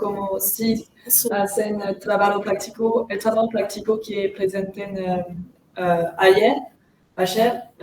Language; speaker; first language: Spanish; non-native, learner; French